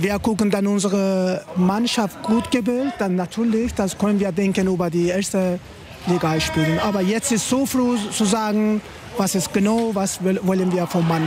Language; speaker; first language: German; non-native, learner; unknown